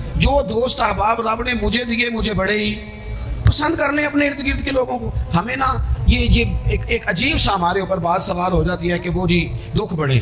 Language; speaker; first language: Urdu; non-native, local second language; Punjabi